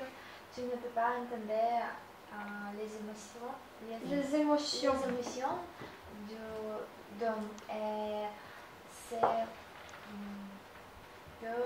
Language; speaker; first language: French; non-native, learner; Russian